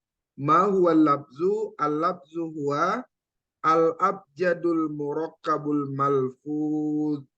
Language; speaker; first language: Arabic; non-native, fluent; Indonesian